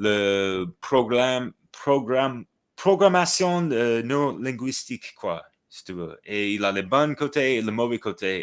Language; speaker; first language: French; non-native, fluent; English